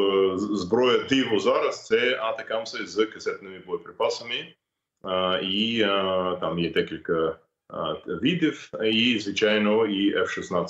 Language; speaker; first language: Ukrainian; non-native, fluent; English